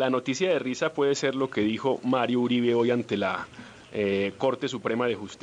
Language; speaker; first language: Spanish; native; Spanish